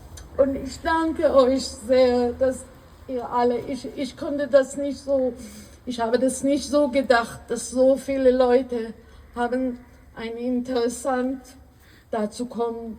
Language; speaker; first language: German; non-native, learner; Hebrew